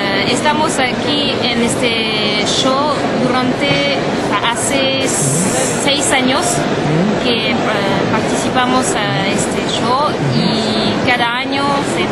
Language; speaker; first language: Spanish; non-native, learner; French